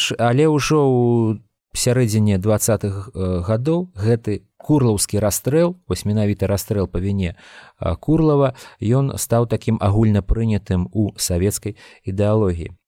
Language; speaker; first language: Belarusian; non-native, local second language; Russian